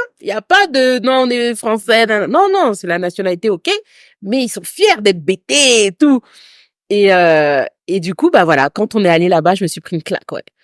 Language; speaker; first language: French; native; French